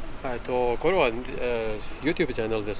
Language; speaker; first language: Japanese; non-native, learner; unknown